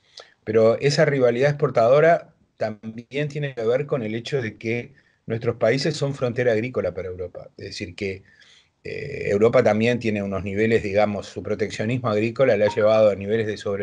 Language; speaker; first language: Spanish; native; Spanish